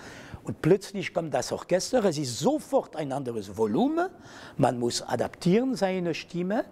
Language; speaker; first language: German; non-native, fluent; French